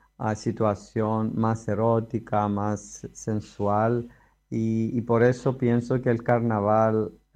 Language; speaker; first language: Spanish; non-native, fluent; Greek